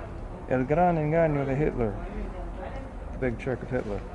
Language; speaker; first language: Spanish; non-native, fluent; English